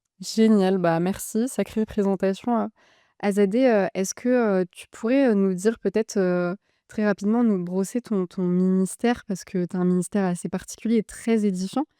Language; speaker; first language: French; native; French